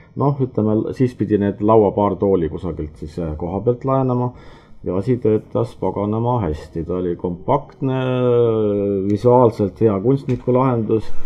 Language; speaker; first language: Estonian; non-native, local second language; Russian